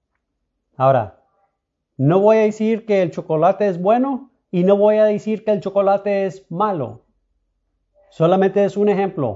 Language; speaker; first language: Spanish; early bilingual, heritage; Spanish